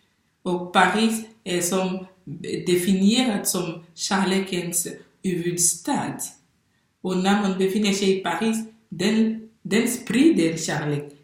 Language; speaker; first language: Swedish; non-native, fluent; French